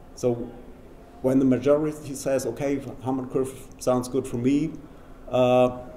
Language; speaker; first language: English; non-native, fluent; German